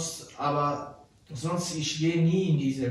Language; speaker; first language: German; non-native, learner; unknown